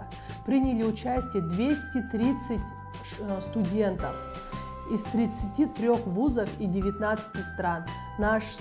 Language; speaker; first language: Russian; non-native, local second language; Kyrgyz